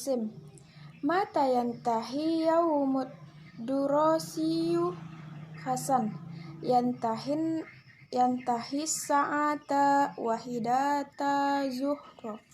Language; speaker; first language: Arabic; non-native, learner; Indonesian